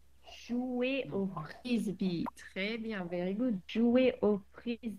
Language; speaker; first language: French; non-native, fluent; English